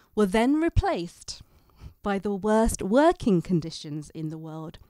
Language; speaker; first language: English; native; English